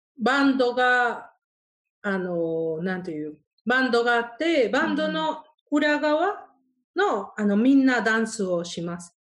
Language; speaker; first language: Japanese; non-native, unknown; Spanish